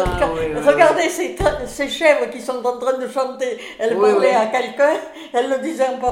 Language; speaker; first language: French; native; French